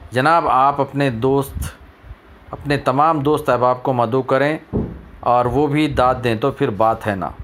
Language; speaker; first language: Urdu; native; Urdu